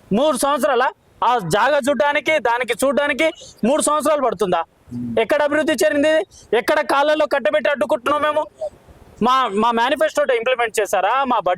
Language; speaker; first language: Telugu; non-native, local second language; Lambadi